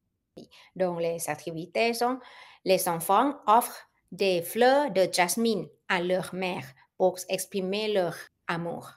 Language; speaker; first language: French; non-native, fluent; Thai